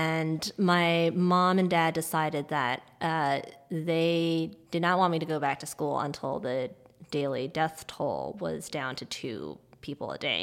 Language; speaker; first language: English; non-native, local second language; Cantonese